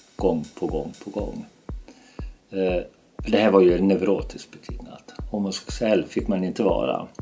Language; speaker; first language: Swedish; native; Swedish